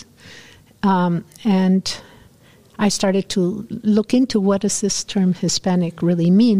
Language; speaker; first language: English; non-native, fluent; Spanish